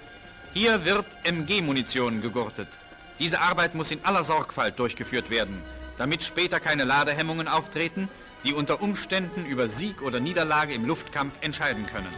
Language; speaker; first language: German; native; German